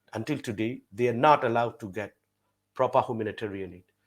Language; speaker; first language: English; non-native, fluent; Burmese